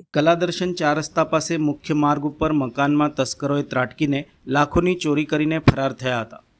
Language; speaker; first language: Gujarati; native; Gujarati